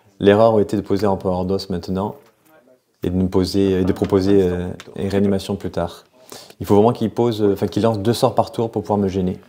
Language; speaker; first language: French; native; French